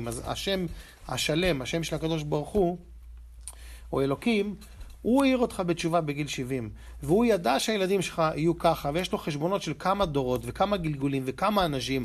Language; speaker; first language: Hebrew; native; Hebrew